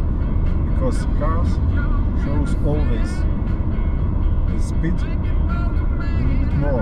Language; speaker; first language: English; non-native, learner; German